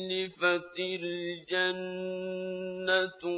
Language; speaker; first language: Arabic; native; Arabic